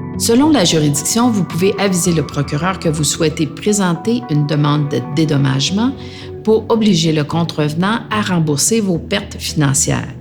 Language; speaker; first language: French; native; French